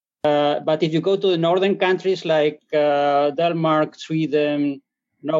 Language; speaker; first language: English; non-native, fluent; Spanish